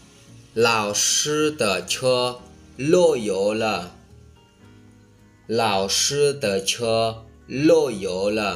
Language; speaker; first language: Chinese; non-native, fluent; Lao